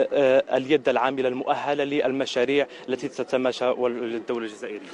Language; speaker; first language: Arabic; native; Arabic